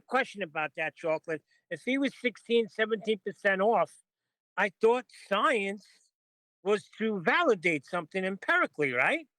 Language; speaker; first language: English; native; English